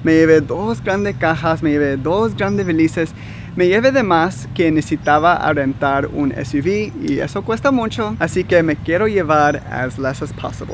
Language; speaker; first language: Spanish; early bilingual, heritage; Spanish